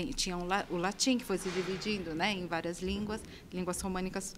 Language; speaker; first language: Portuguese; native; Portuguese